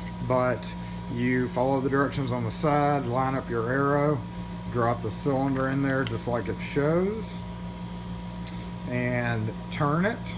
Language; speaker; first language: English; native; English